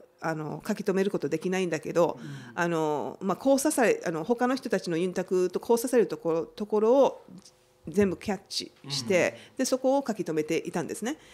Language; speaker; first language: Japanese; native; Japanese